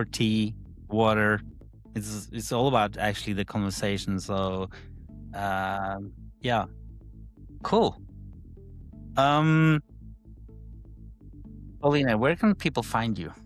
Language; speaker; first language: English; non-native, fluent; Norwegian